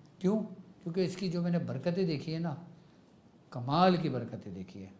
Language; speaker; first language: Urdu; native; Urdu